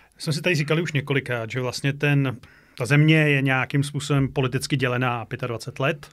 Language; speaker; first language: Czech; native; Czech